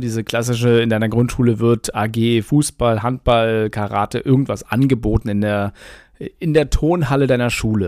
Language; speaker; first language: German; native; German